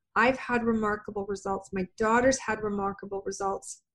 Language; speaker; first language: English; native; English